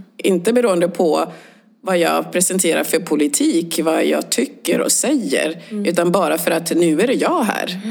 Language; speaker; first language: Swedish; early bilingual, other home language; Swahili